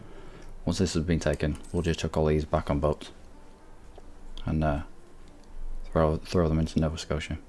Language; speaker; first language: English; native; English